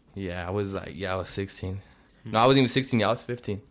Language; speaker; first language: English; native; English